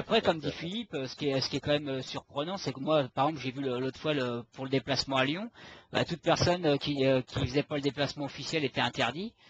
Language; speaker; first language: French; native; French